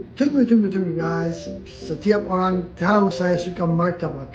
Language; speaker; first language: Indonesian; non-native, learner; English